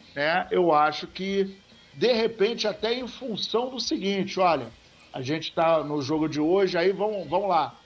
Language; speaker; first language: Portuguese; native; Portuguese